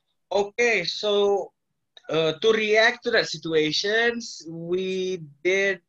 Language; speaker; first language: English; non-native, fluent; Indonesian